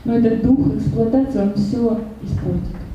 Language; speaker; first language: Russian; native; Russian